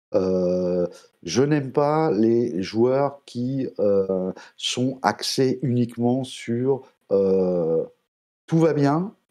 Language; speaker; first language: French; native; French